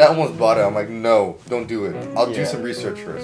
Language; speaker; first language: English; native; English